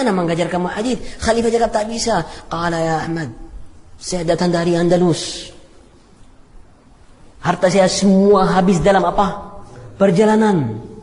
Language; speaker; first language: Indonesian; non-native, fluent; Arabic